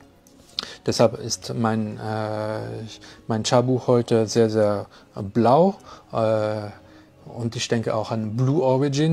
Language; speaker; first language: German; non-native, fluent; French